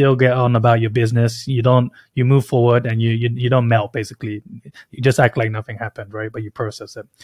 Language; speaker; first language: English; native; English